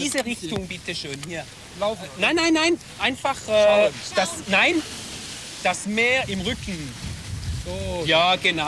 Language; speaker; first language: German; non-native, local second language; French